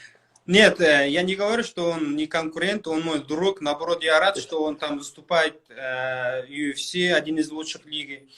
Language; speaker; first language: Russian; non-native, local second language; Kyrgyz